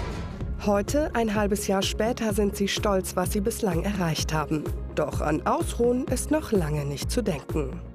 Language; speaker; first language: German; native; German